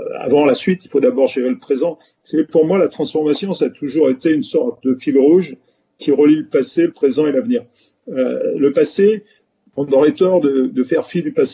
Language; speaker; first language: French; native; French